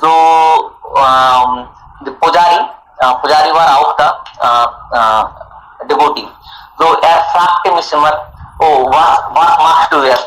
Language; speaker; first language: German; non-native, learner; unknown